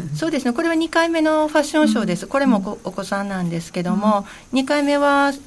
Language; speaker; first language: Japanese; native; Japanese